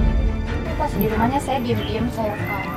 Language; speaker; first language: Indonesian; native; Indonesian